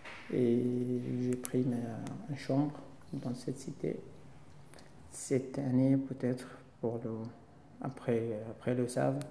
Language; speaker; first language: French; non-native, learner; Kurdish